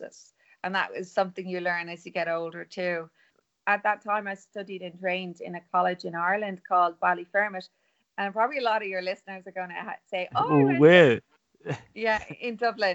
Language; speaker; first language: English; non-native, local second language; Irish